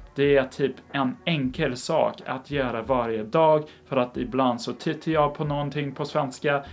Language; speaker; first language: Swedish; non-native, fluent; English